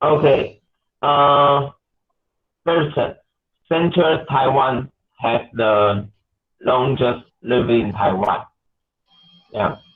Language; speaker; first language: English; non-native, learner; Chinese